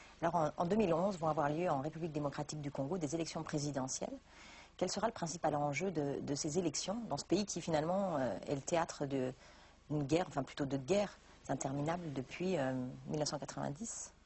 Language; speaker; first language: French; native; French